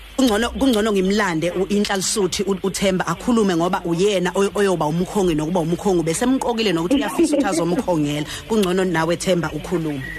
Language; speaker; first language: Zulu; native; Zulu